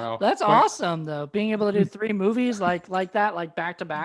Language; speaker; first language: English; native; English